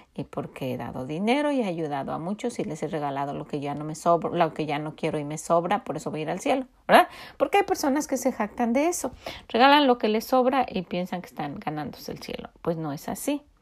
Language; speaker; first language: Spanish; native; Spanish